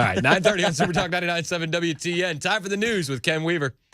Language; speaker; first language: English; native; English